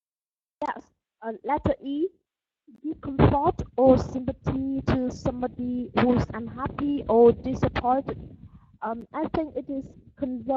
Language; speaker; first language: English; non-native, learner; Vietnamese